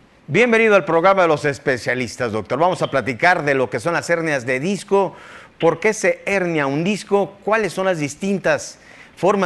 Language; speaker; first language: Spanish; native; Spanish